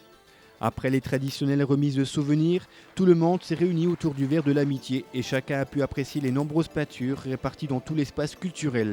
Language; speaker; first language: French; native; French